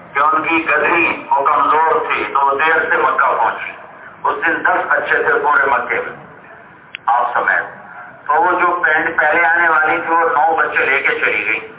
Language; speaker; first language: Urdu; non-native, local second language; Punjabi